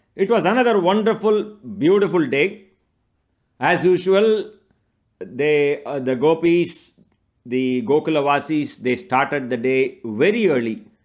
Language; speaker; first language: English; non-native, local second language; Tamil